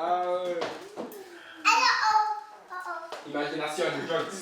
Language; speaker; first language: French; native; French